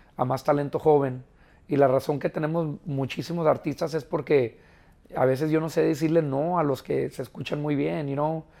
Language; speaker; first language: Spanish; early bilingual, heritage; Spanish